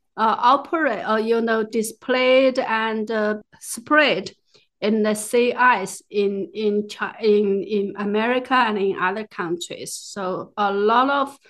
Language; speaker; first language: English; non-native, fluent; Chinese